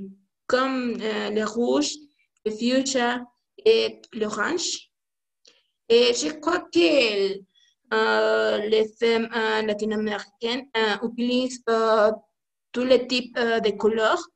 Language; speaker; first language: French; non-native, learner; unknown